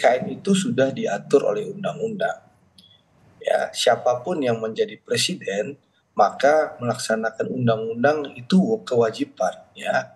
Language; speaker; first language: Indonesian; native; Indonesian